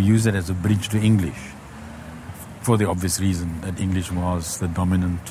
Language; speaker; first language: English; native; English